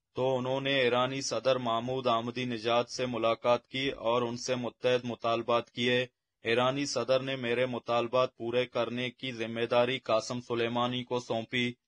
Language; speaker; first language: Urdu; non-native, local second language; Baluchi